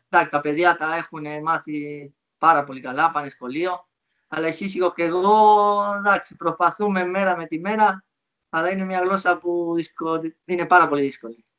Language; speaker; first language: Greek; non-native, fluent; Spanish